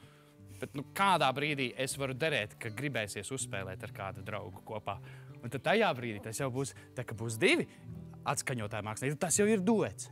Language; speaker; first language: Latvian; native; Latvian